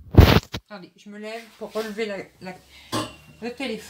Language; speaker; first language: French; native; French